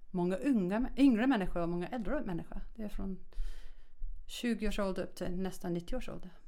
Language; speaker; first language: Swedish; non-native, fluent; English